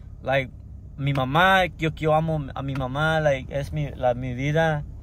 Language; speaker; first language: Spanish; early bilingual, heritage; Spanish